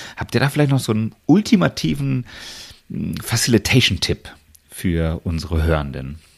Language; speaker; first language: German; native; German